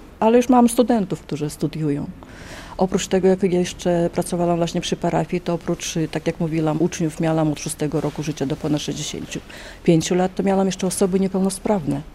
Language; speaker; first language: Polish; early bilingual, heritage; Polish